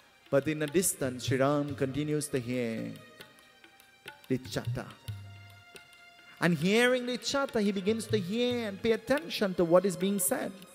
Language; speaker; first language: English; native; English